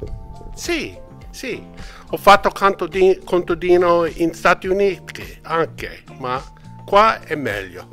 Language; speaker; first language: Italian; non-native, learner; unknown